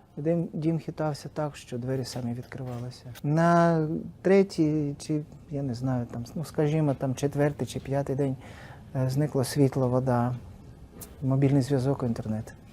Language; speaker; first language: Ukrainian; non-native, local second language; Russian